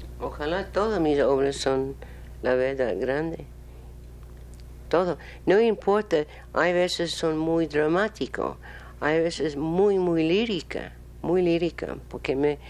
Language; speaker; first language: Spanish; non-native, learner; English